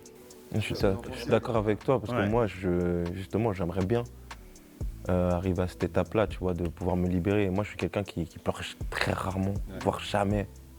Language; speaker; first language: French; native; French